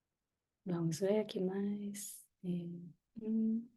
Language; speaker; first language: Portuguese; non-native, fluent; Hebrew